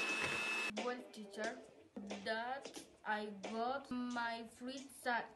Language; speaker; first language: English; non-native, learner; Spanish